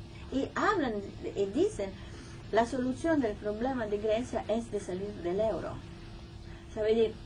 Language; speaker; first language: Spanish; non-native, fluent; Italian